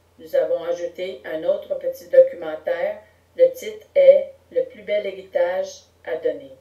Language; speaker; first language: French; native; French